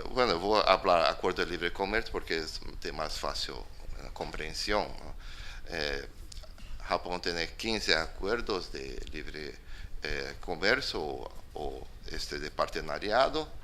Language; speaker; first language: Spanish; non-native, fluent; Portuguese